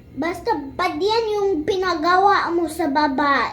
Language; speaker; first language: Filipino; non-native, learner; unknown